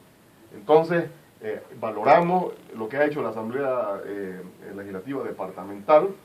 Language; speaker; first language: Spanish; native; Spanish